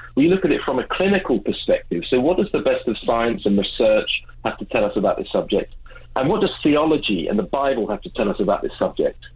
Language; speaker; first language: English; native; English